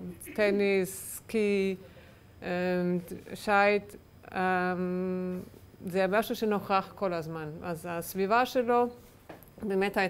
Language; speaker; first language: Hebrew; non-native, fluent; German